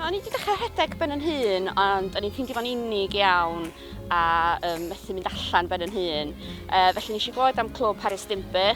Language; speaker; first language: Welsh; native; Welsh